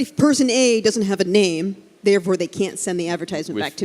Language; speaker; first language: English; native; English